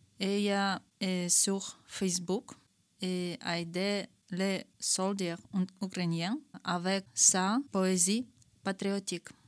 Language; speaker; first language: French; non-native, learner; Ukrainian